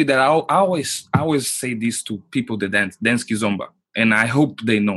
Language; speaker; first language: English; non-native, fluent; Portuguese